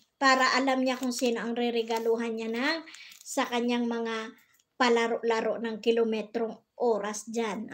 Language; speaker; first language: Filipino; non-native, local second language; Bikol